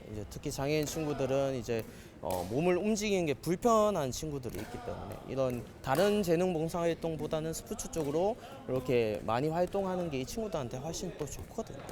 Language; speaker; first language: Korean; native; Korean